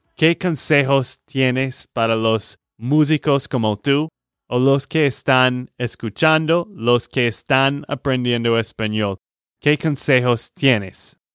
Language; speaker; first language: Spanish; non-native, fluent; English